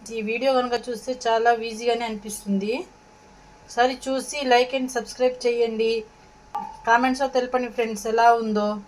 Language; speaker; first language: Telugu; non-native, local second language; Urdu